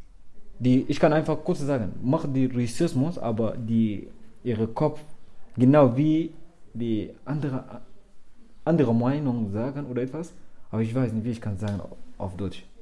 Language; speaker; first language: German; non-native, learner; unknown